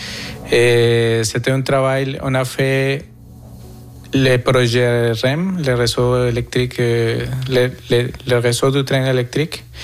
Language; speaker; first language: French; non-native, fluent; Spanish